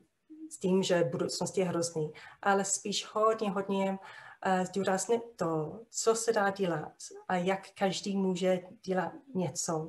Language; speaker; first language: Czech; non-native, fluent; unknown